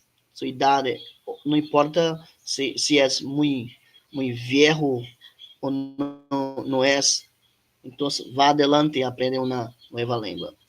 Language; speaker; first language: Spanish; non-native, learner; Portuguese